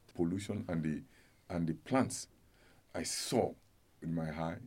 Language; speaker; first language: English; non-native, local second language; Yoruba